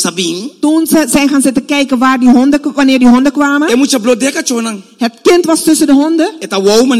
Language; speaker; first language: Dutch; non-native, local second language; Papiamento